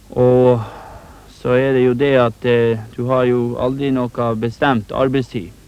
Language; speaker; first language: Norwegian; native; Norwegian